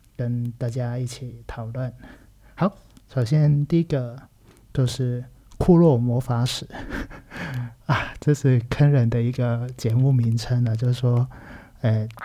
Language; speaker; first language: Chinese; non-native, local second language; Cantonese